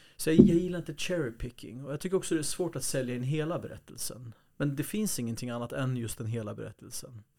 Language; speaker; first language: Swedish; early bilingual, other home language; Kurdish